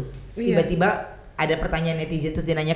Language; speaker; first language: Indonesian; native; Indonesian